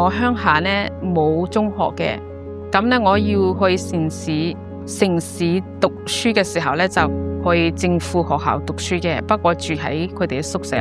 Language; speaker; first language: Cantonese; non-native, fluent; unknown